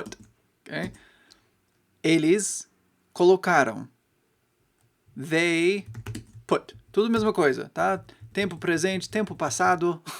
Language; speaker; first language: Portuguese; non-native, fluent; English